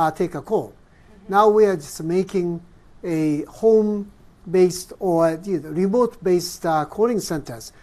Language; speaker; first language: English; non-native, fluent; Japanese